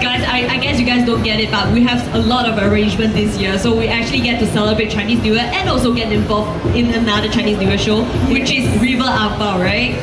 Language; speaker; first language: English; non-native, local second language; Chinese